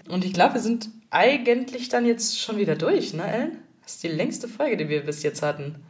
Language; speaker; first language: German; native; German